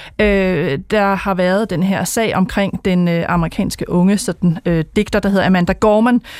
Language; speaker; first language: Danish; native; Danish